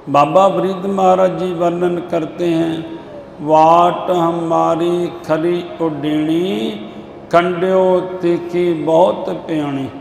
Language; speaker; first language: Hindi; non-native, local second language; Punjabi